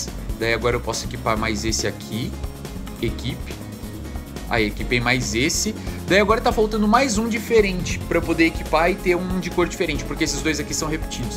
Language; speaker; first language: Portuguese; native; Portuguese